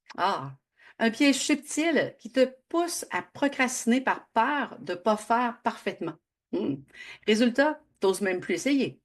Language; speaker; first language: French; native; French